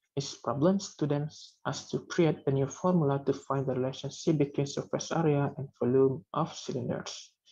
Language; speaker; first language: English; non-native, learner; Indonesian